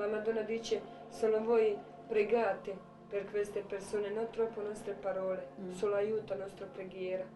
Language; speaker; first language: Italian; non-native, learner; Croatian